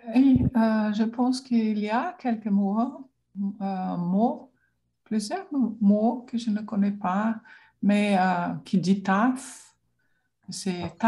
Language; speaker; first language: French; non-native, learner; Portuguese